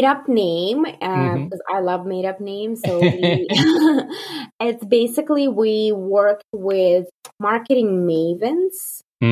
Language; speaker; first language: English; non-native, fluent; Russian